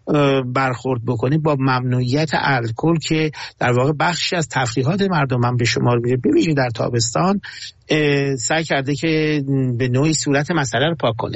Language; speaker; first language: Persian; native; Persian